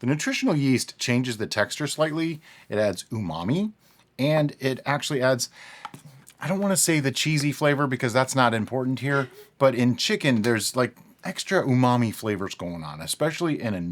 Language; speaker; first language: English; native; English